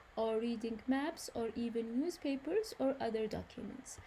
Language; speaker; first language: English; non-native, fluent; Arabic